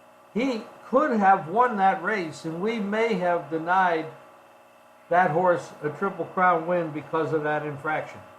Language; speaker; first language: English; native; English